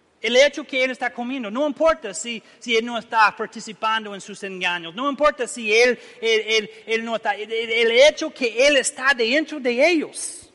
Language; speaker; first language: Spanish; non-native, learner; English